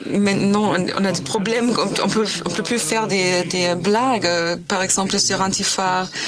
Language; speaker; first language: French; non-native, fluent; German